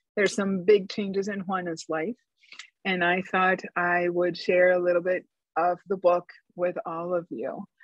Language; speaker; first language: English; non-native, fluent; Spanish